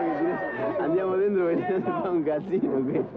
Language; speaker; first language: Italian; non-native, learner; Spanish